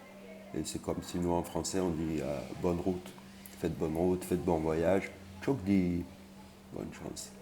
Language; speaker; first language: French; native; French